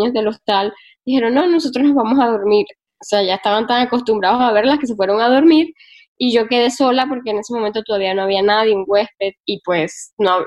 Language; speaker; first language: Spanish; native; Spanish